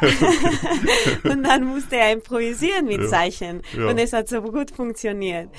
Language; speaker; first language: German; non-native, fluent; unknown